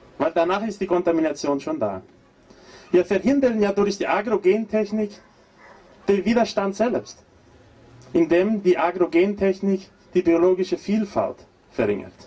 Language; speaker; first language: German; non-native, fluent; Portuguese